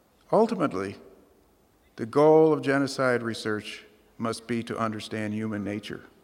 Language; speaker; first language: English; native; English